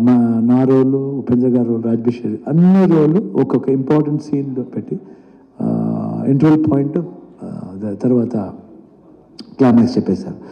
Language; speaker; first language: Telugu; non-native, learner; Kannada